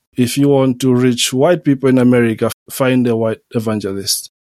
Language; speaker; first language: English; non-native, local second language; Nyanja